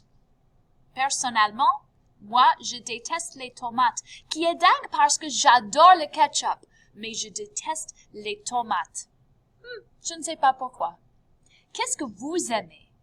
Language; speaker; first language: French; non-native, fluent; English